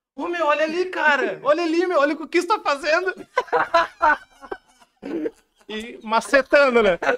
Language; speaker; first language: Portuguese; native; Portuguese